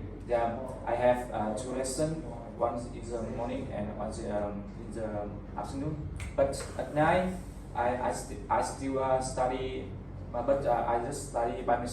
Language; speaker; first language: English; non-native, learner; Vietnamese